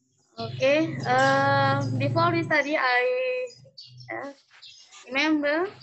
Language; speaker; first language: English; non-native, learner; Indonesian